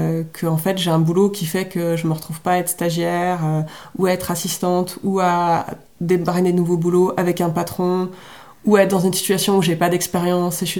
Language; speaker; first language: French; native; French